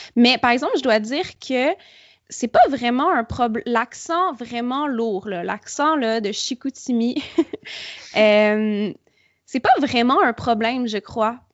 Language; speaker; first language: French; native; French